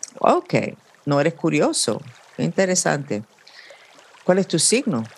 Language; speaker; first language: Spanish; non-native, fluent; English